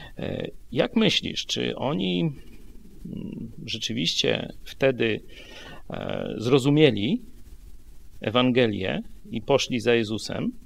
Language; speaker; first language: Polish; native; Polish